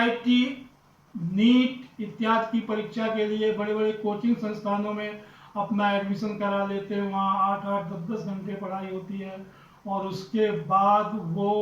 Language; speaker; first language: Hindi; native; Hindi